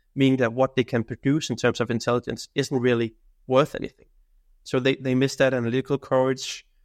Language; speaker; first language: English; non-native, fluent; Danish